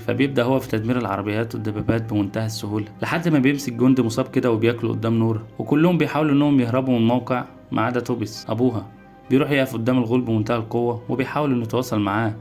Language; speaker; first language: Arabic; native; Arabic